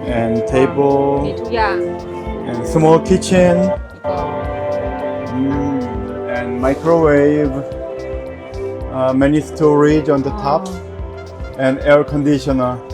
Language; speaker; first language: English; non-native, learner; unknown